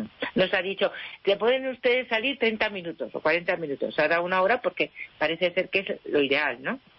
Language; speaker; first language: Spanish; native; Spanish